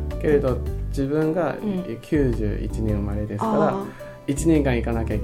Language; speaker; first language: Japanese; non-native, fluent; Chinese